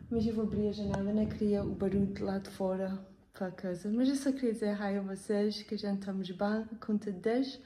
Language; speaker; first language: Portuguese; early bilingual, heritage; Portuguese